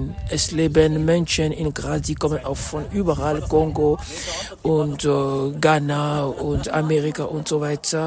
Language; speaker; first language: German; non-native, fluent; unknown